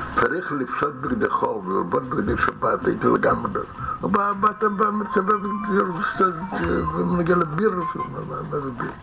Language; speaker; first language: Hebrew; non-native, fluent; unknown